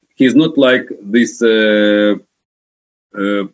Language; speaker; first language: English; non-native, fluent; Ukrainian